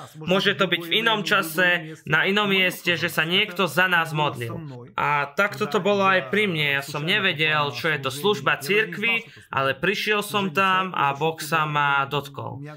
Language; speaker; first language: Slovak; non-native, fluent; Russian